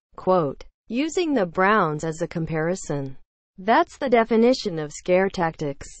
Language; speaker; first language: English; native; English